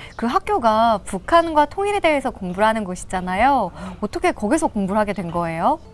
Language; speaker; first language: Korean; native; Korean